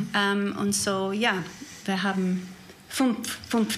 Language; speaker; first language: German; non-native, learner; English